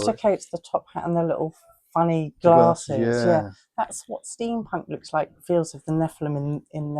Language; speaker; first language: English; native; English